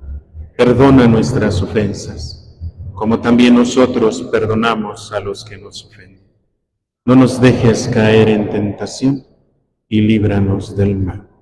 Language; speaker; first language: Spanish; native; Spanish